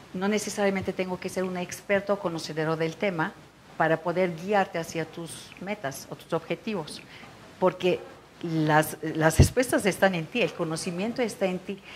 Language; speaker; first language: Spanish; non-native, fluent; Turkish